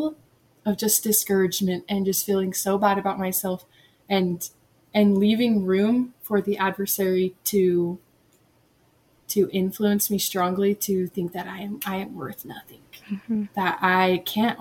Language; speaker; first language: English; native; English